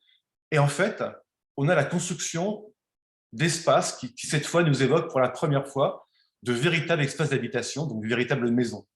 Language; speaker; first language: French; native; French